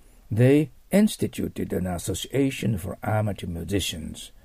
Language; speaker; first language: English; non-native, fluent; Japanese